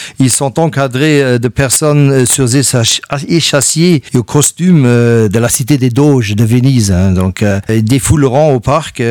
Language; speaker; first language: French; non-native, local second language; Luxembourgish